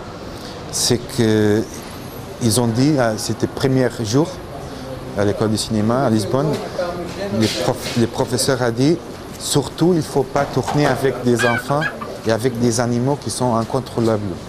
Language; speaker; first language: French; non-native, fluent; Portuguese